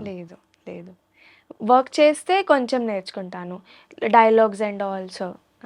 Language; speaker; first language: Telugu; non-native, learner; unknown